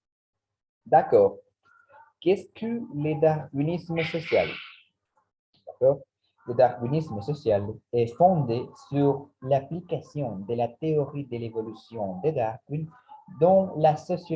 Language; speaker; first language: French; non-native, learner; Spanish